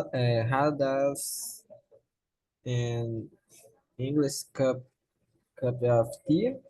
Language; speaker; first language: English; non-native, learner; Portuguese